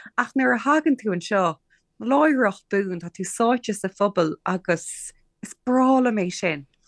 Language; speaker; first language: Irish; non-native, local second language; English